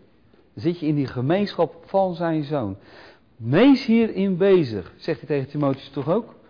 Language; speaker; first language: Dutch; native; Dutch